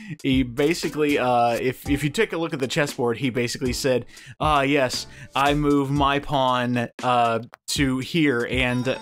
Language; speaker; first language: English; native; English